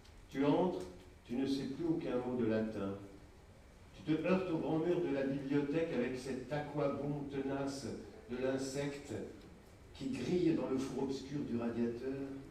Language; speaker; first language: French; native; French